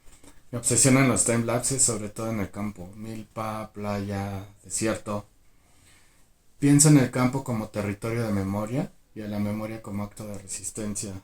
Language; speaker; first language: Spanish; native; Spanish